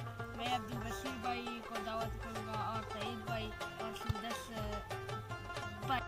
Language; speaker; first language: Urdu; non-native, local second language; Pashto